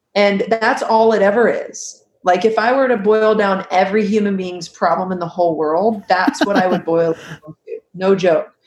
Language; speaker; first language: English; native; English